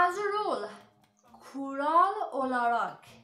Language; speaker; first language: Turkish; non-native, learner; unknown